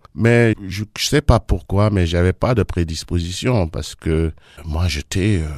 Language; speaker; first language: French; non-native, local second language; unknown